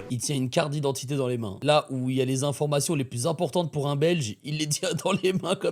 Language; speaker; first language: French; native; French